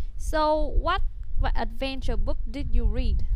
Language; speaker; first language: English; non-native, fluent; Vietnamese